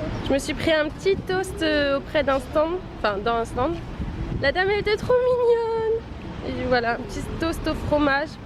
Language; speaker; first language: French; native; French